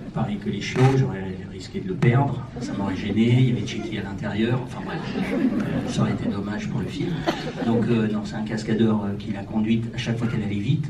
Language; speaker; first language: French; native; French